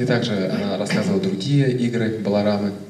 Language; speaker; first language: Russian; native; Russian